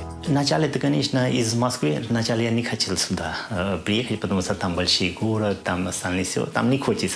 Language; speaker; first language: Russian; non-native, fluent; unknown